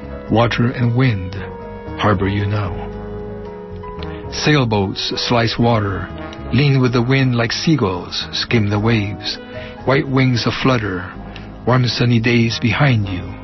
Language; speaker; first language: English; early bilingual, other home language; Spanish